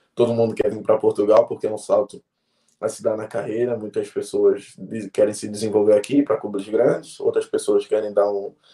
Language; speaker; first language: Portuguese; native; Portuguese